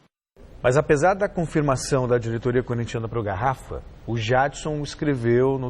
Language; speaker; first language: Portuguese; native; Portuguese